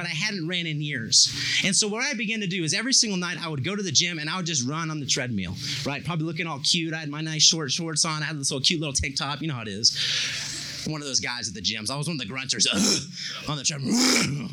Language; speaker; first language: English; native; English